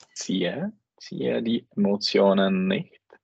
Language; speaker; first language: German; non-native, learner; Czech